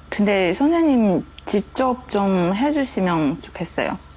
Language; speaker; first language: Korean; non-native, learner; Chinese